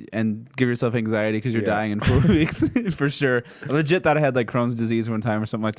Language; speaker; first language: English; native; English